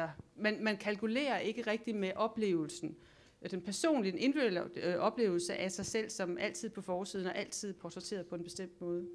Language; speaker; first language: Danish; native; Danish